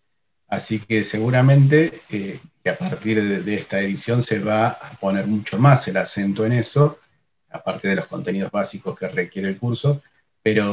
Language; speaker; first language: Spanish; native; Spanish